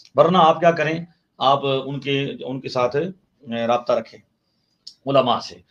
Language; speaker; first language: Urdu; non-native, local second language; Punjabi